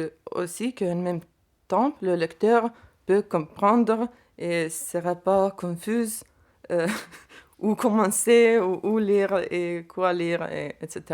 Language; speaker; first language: French; non-native, learner; Lithuanian